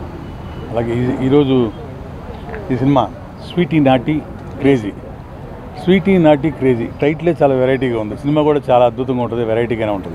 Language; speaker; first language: Telugu; native; Telugu